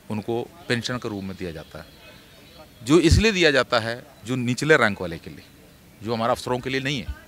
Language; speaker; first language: Hindi; non-native, local second language; Malayalam